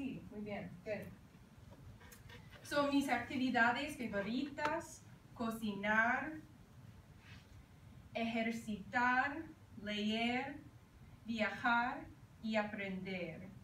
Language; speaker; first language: Spanish; non-native, fluent; English